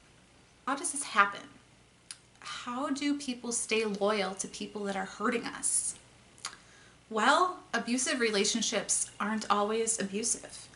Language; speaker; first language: English; native; English